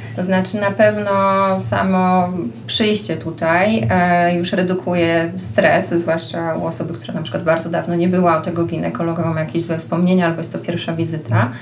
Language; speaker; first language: Polish; native; Polish